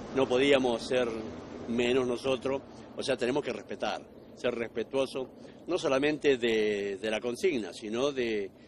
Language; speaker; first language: Spanish; native; Spanish